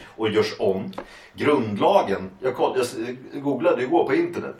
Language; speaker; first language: Swedish; native; Swedish